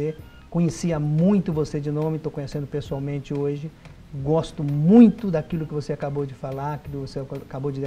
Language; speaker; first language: Portuguese; native; Portuguese